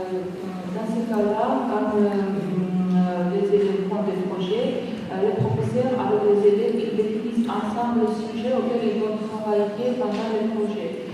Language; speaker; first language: French; non-native, fluent; Georgian